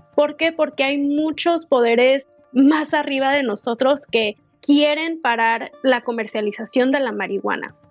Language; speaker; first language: Spanish; early bilingual, heritage; Spanish